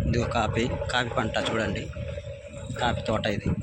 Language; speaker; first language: Telugu; native; Telugu